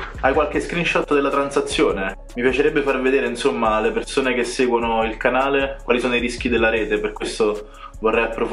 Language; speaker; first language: Italian; native; Italian